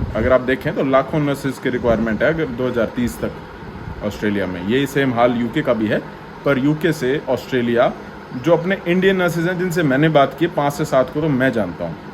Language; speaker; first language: Hindi; native; Hindi